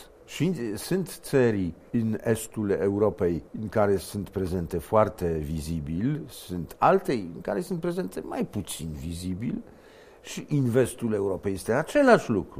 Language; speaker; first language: Romanian; non-native, fluent; Polish